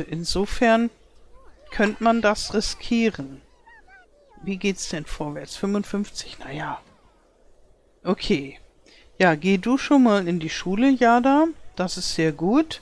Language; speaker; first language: German; native; German